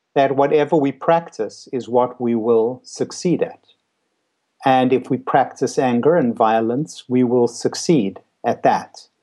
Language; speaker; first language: English; native; English